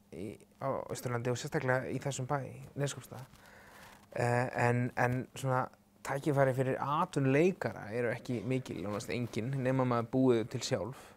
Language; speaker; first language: Icelandic; native; Icelandic